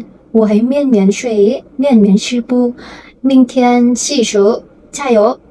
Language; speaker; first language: Chinese; non-native, learner; Vietnamese